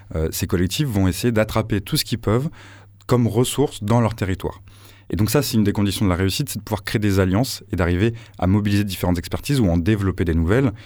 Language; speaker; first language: French; native; French